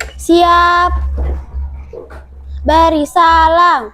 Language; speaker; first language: Indonesian; native; Indonesian